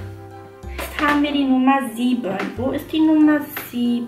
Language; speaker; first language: German; native; German